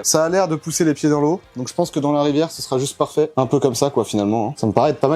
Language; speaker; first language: French; native; French